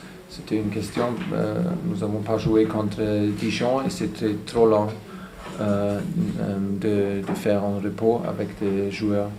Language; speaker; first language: French; non-native, fluent; German